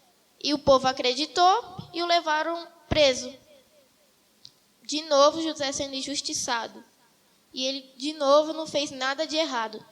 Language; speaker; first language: Portuguese; native; Portuguese